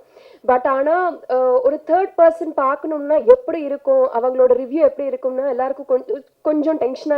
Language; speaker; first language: Tamil; non-native, learner; Telugu